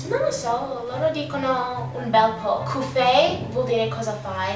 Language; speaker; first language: Italian; non-native, fluent; English